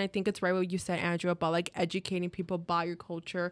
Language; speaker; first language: English; early bilingual, other home language; Spanish